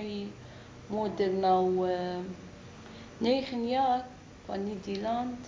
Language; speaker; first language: Dutch; non-native, learner; Arabic